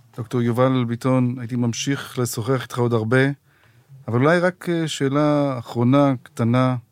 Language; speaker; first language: Hebrew; native; Hebrew